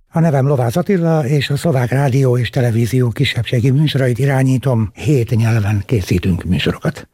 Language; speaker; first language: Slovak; non-native, local second language; Hungarian